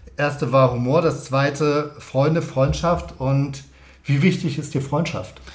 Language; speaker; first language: German; native; German